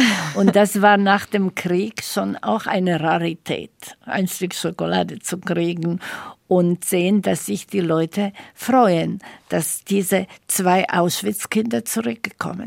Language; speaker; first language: German; non-native, fluent; Slovak